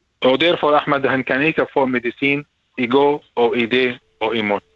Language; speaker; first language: Danish; non-native, learner; Arabic